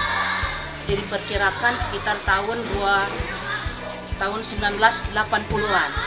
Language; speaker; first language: Indonesian; native; Indonesian